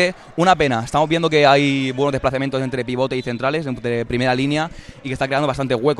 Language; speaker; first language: Spanish; native; Spanish